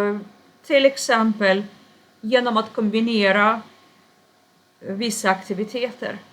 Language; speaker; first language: Swedish; non-native, fluent; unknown